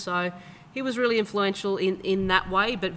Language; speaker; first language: English; native; English